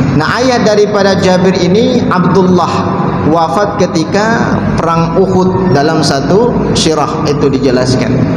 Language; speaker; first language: Malay; native; Malay